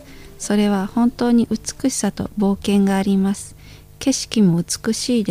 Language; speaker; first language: Japanese; non-native, learner; Indonesian